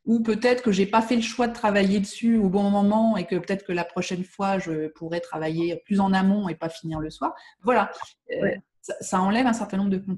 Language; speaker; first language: French; native; French